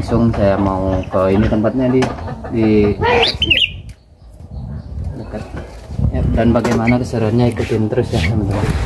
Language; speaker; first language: Indonesian; non-native, local second language; Madurese